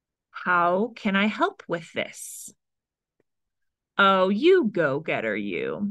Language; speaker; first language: English; native; English